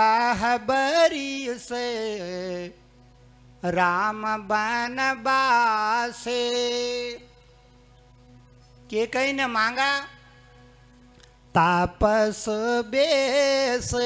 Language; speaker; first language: Hindi; native; Hindi